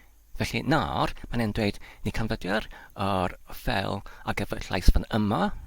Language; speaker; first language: Welsh; non-native, learner; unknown